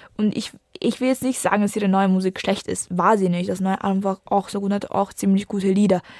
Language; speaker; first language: German; early bilingual, other home language; Italian